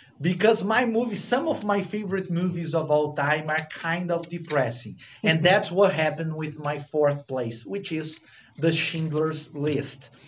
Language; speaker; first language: English; non-native, fluent; Portuguese